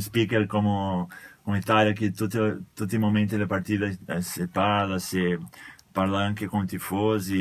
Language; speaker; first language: Italian; non-native, fluent; Portuguese